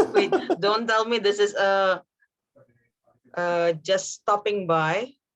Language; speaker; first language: English; non-native, fluent; Indonesian